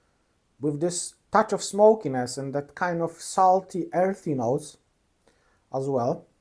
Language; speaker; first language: English; non-native, fluent; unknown